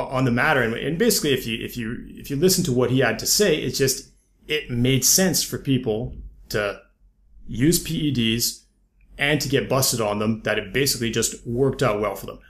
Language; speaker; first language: English; native; English